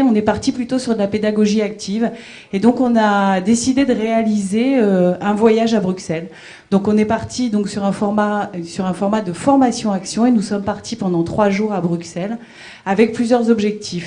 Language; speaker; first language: French; native; French